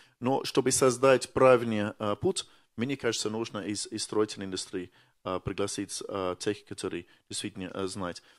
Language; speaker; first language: Russian; non-native, fluent; English